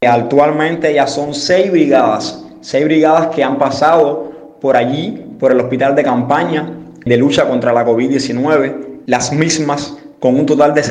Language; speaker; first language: Spanish; native; Spanish